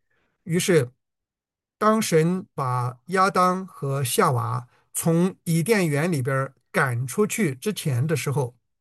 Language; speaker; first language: Chinese; native; Chinese